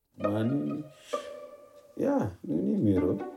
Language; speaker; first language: Dutch; non-native, learner; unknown